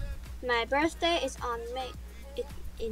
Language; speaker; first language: English; non-native, learner; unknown